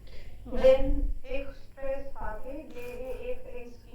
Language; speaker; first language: German; non-native, learner; Hindi